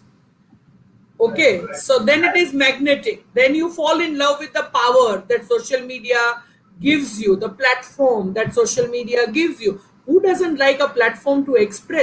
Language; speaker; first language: English; non-native, local second language; Gujarati